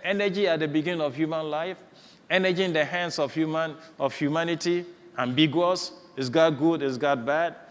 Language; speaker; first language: English; non-native, local second language; Akan